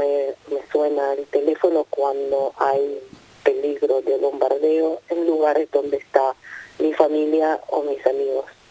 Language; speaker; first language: Spanish; non-native, fluent; Ukrainian